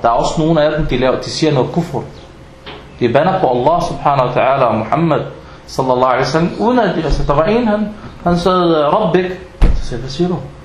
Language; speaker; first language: Danish; non-native, fluent; Arabic